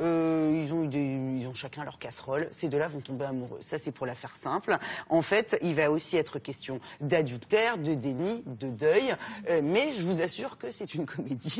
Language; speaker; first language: French; native; French